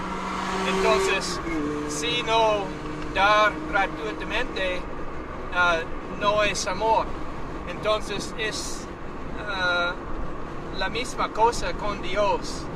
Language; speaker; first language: Spanish; non-native, learner; English